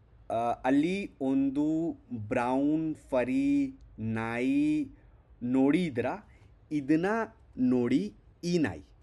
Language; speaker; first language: Kannada; non-native, learner; Hindi